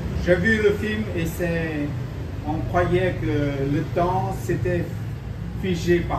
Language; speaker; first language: French; non-native, fluent; Vietnamese